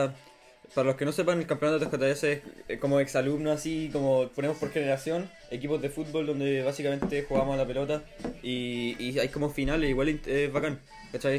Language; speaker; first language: Spanish; native; Spanish